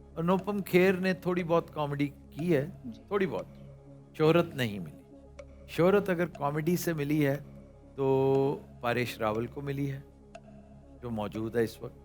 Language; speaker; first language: Urdu; non-native, local second language; Punjabi